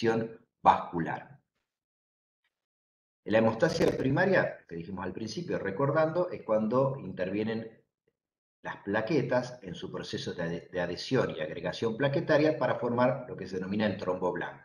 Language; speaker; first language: Spanish; native; Spanish